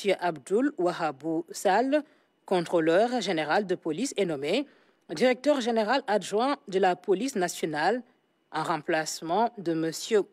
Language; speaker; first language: French; non-native, local second language; Wolof